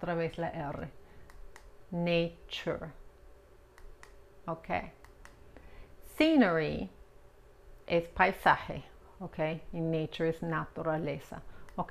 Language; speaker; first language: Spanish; non-native, fluent; English